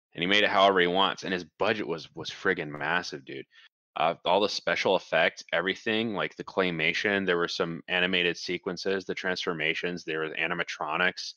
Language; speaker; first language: English; native; English